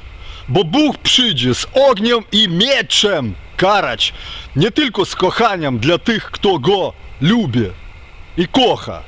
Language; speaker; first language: Polish; non-native, fluent; Ukrainian